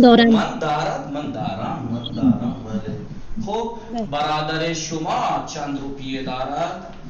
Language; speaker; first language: Persian; non-native, fluent; Urdu